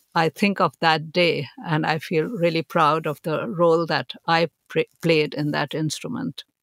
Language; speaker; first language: English; non-native, local second language; Hindi